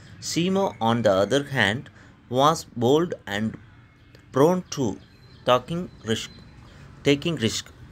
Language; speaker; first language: English; non-native, local second language; Tamil